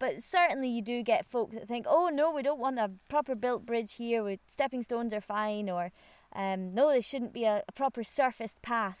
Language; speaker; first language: English; native; English